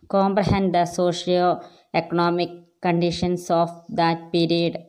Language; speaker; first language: English; non-native, local second language; Malayalam